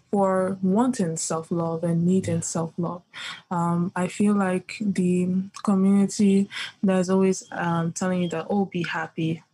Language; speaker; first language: English; early bilingual, other home language; Yoruba